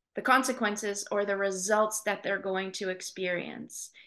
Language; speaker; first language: English; native; English